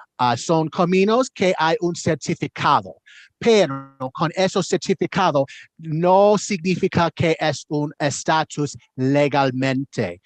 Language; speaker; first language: Spanish; non-native, learner; English